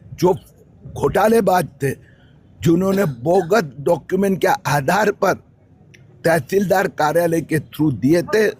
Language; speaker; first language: Hindi; non-native, local second language; Marathi